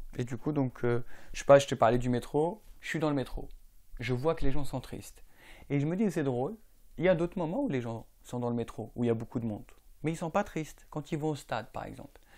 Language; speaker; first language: French; non-native, local second language; Arabic